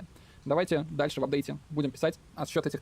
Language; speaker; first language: Russian; native; Russian